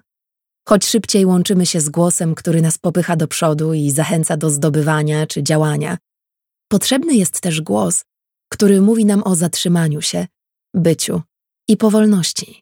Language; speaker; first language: Polish; native; Polish